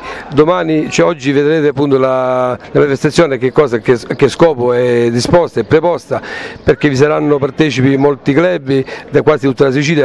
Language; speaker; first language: Italian; native; Italian